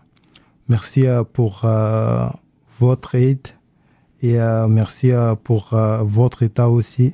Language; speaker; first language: French; non-native, learner; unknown